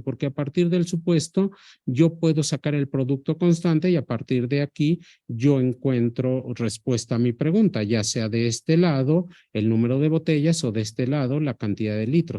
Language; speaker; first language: Spanish; native; Spanish